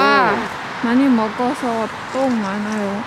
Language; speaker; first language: Korean; non-native, learner; Thai